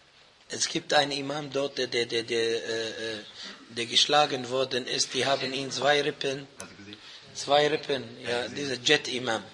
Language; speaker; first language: German; non-native, fluent; Arabic